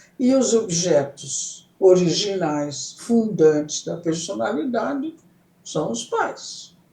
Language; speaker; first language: Portuguese; early bilingual, other home language; Italian